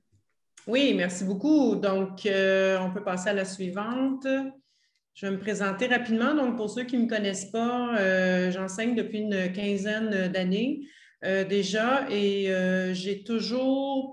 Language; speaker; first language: French; native; French